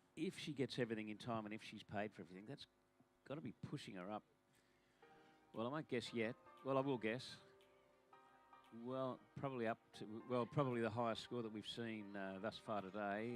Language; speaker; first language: English; native; English